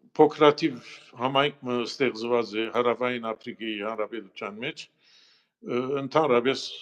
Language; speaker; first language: Armenian; early bilingual, heritage; Armenian